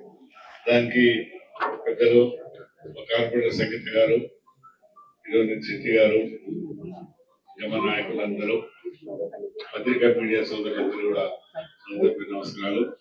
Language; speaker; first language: Telugu; native; Telugu